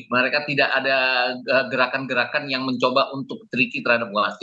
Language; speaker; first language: Indonesian; native; Indonesian